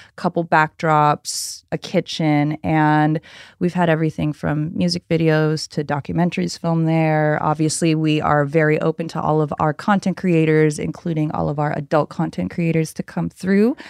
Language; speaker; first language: English; early bilingual, other home language; Filipino